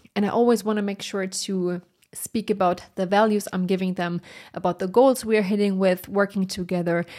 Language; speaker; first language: English; non-native, fluent; German